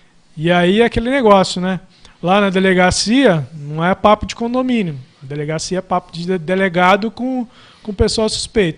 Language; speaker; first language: Portuguese; native; Portuguese